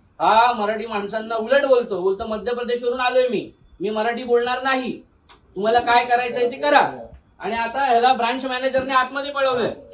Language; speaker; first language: Marathi; native; Marathi